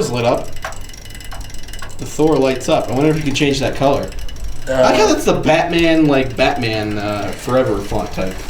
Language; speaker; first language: English; native; English